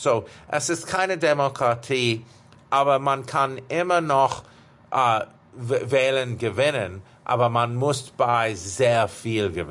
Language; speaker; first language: German; non-native, fluent; English